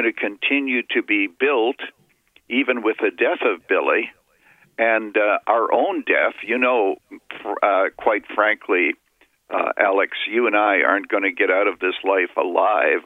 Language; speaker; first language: English; native; English